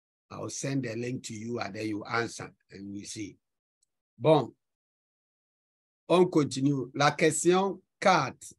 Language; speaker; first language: English; non-native, local second language; Akan